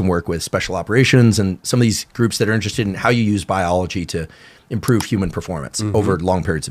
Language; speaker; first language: English; native; English